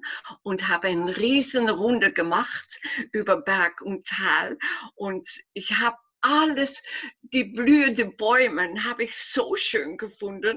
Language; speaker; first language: German; non-native, fluent; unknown